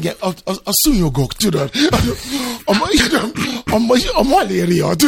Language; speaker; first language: Hungarian; non-native, fluent; Yoruba